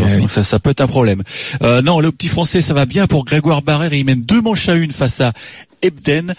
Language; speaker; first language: French; native; French